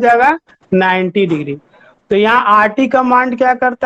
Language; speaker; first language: Hindi; native; Hindi